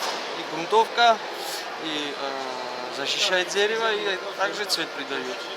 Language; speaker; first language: Russian; non-native, fluent; Georgian